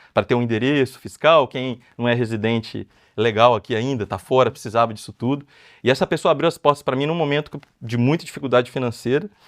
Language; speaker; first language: Portuguese; native; Portuguese